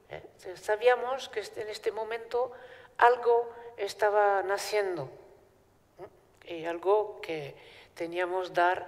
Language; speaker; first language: Spanish; non-native, fluent; Basque